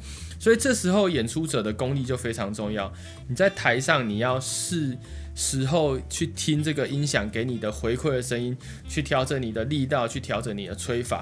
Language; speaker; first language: Chinese; native; Chinese